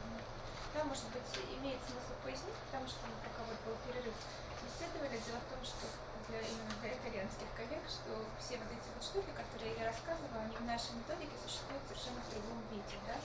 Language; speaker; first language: Russian; native; Russian